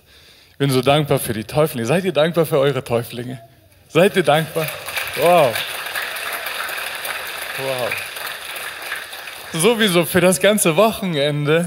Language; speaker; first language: German; native; German